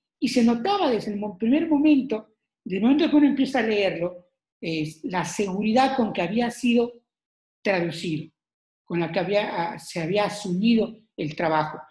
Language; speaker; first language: Spanish; native; Spanish